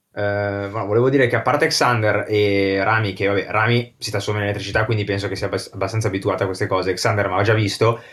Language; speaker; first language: Italian; native; Italian